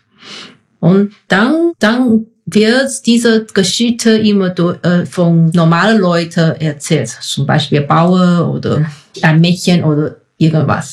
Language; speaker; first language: German; non-native, fluent; Chinese